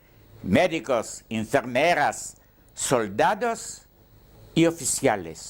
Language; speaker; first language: Spanish; non-native, learner; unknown